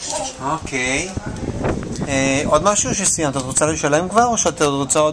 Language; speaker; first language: Hebrew; native; Hebrew